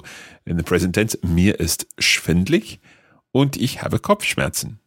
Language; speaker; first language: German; non-native, learner; English